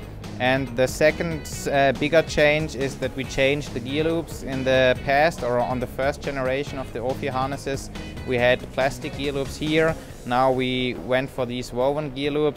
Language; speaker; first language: English; non-native, fluent; German